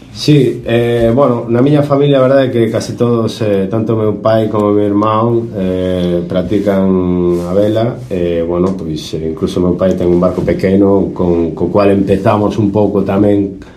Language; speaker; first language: Galician; non-native, local second language; Spanish